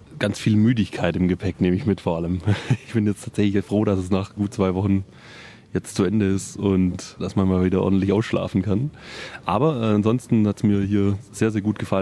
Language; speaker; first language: German; native; German